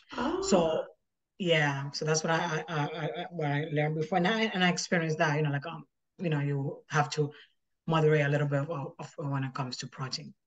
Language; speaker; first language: English; non-native, fluent; Spanish